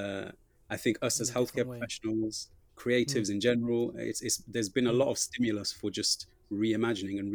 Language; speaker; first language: English; native; English